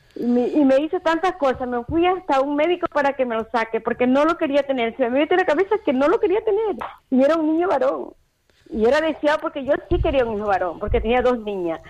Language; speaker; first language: Spanish; native; Spanish